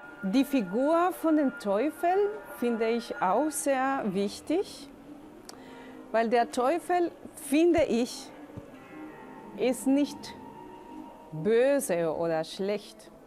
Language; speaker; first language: German; non-native, fluent; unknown